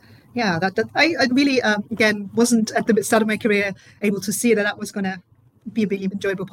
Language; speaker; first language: English; non-native, fluent; German